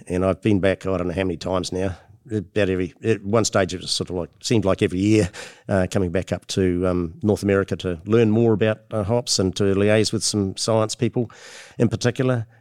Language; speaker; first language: English; native; English